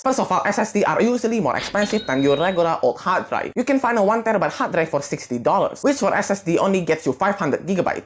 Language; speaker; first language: English; non-native, fluent; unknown